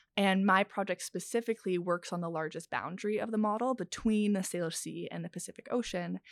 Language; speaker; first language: English; native; English